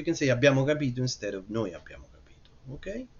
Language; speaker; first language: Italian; non-native, fluent; English